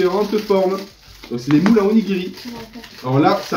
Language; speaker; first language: French; native; French